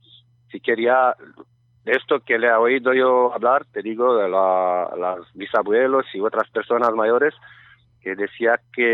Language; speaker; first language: Spanish; non-native, learner; Romanian